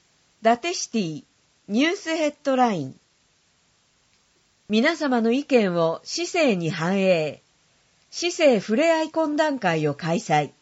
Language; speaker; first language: Japanese; native; Japanese